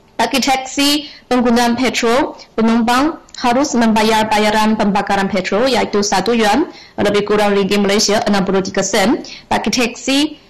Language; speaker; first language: Malay; non-native, learner; Chinese